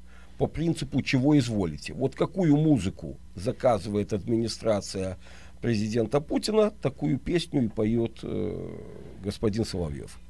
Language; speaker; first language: Russian; native; Russian